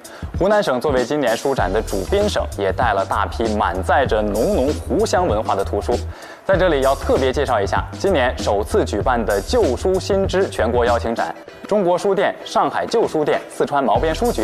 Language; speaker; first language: Chinese; native; Chinese